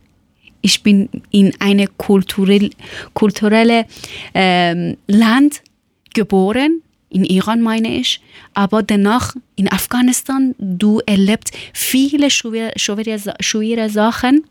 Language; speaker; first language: German; non-native, fluent; Persian